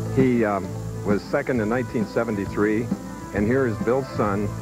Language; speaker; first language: English; native; English